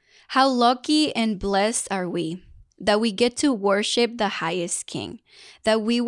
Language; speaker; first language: English; non-native, fluent; Spanish